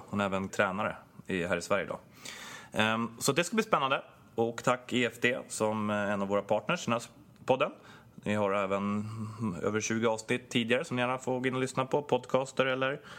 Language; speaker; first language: Swedish; native; Swedish